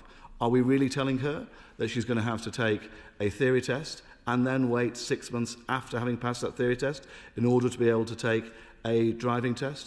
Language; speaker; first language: English; native; English